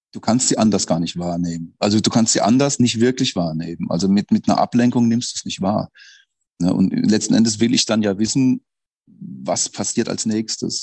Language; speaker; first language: German; native; German